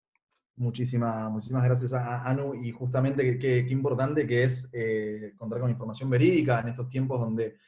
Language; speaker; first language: Spanish; native; Spanish